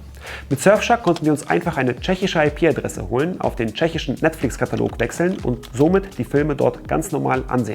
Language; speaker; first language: German; native; German